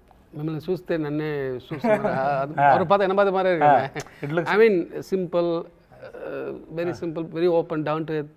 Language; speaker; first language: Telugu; non-native, local second language; Tamil